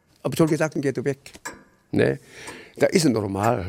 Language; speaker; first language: German; non-native, learner; Korean